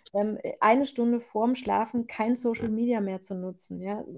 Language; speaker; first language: German; early bilingual, other home language; Persian